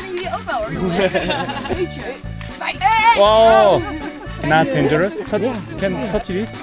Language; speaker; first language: English; non-native, learner; Korean